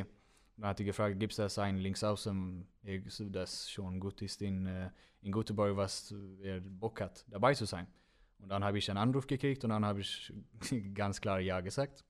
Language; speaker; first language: German; non-native, fluent; Swedish